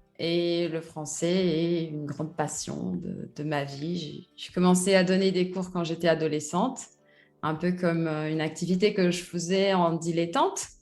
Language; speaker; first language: French; early bilingual, other home language; Portuguese